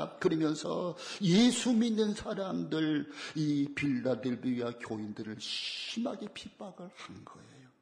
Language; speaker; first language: Korean; native; Korean